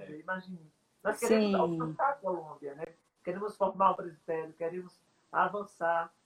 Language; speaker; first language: Portuguese; native; Portuguese